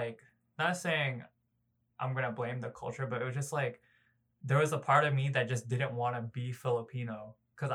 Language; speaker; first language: English; early bilingual, other home language; Cebuano